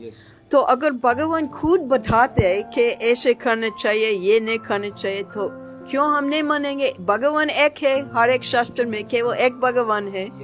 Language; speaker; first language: Hindi; non-native, fluent; English